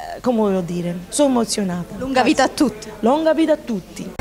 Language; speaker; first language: Italian; early bilingual, heritage; Italian